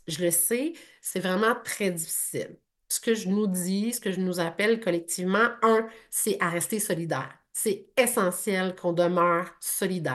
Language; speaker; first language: French; native; French